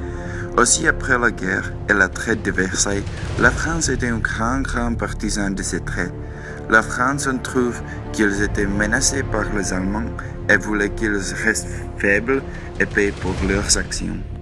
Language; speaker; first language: French; non-native, learner; English